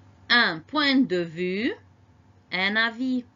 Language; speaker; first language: French; non-native, fluent; Arabic